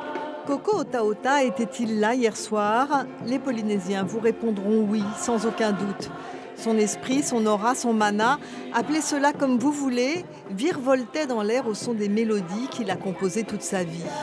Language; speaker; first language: French; native; French